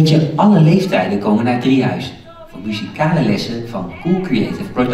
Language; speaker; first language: Dutch; native; Dutch